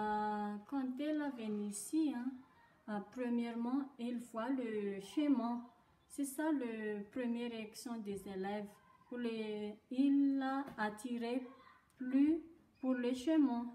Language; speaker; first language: French; non-native, local second language; Malagasy